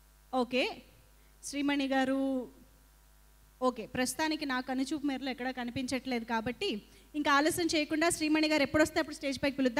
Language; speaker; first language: Telugu; native; Telugu